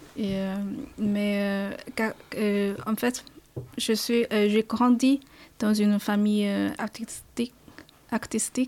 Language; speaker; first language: French; non-native, learner; Chinese